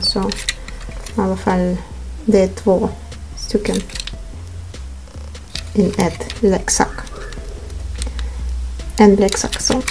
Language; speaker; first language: Swedish; non-native, learner; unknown